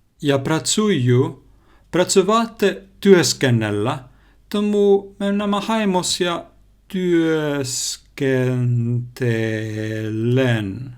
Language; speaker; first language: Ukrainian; non-native, learner; Finnish